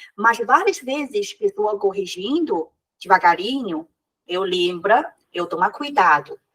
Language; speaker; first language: Portuguese; non-native, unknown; Chinese